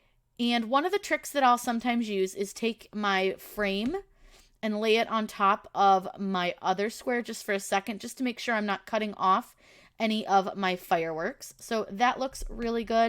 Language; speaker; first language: English; native; English